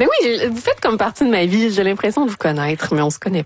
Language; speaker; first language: French; native; French